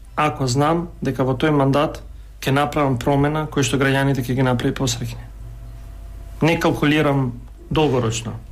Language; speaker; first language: Macedonian; non-native, local second language; Albanian